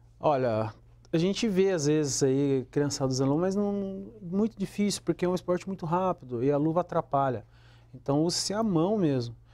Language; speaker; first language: Portuguese; native; Portuguese